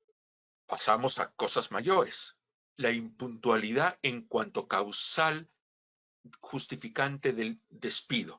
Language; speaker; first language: Spanish; native; Spanish